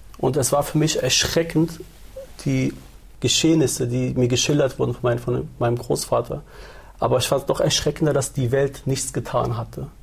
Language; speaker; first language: German; early bilingual, other home language; Turoyo